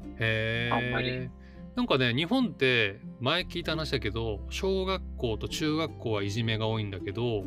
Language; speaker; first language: Japanese; native; Japanese